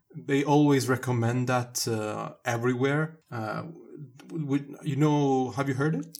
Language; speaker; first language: English; non-native, fluent; Italian